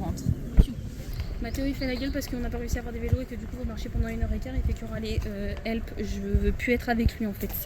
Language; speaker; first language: French; native; French